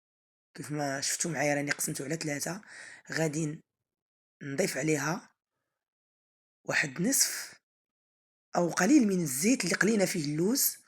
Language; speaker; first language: Arabic; native; Arabic